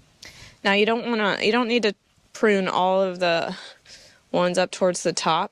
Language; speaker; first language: English; native; English